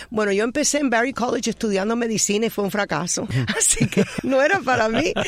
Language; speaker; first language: Spanish; non-native, fluent; English